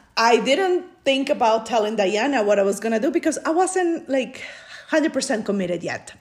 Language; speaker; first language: English; non-native, fluent; Spanish